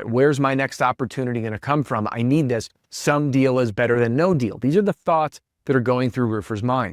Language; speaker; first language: English; native; English